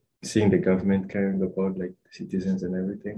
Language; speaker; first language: English; non-native, local second language; Kinyarwanda